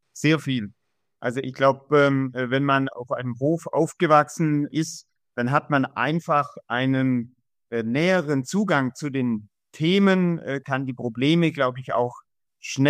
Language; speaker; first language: German; native; German